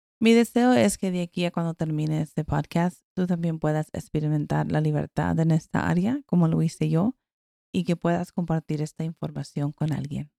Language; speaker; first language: Spanish; early bilingual, heritage; Spanish